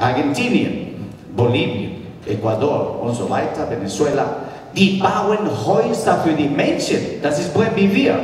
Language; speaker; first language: German; non-native, fluent; Spanish